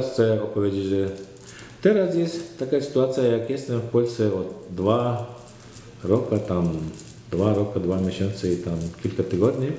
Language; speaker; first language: Polish; non-native, learner; Turkmen